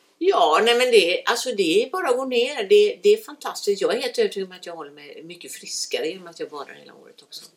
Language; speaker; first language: Swedish; native; Swedish